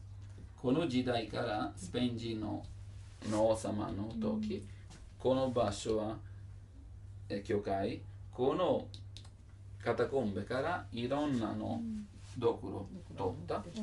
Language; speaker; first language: Japanese; non-native, learner; Italian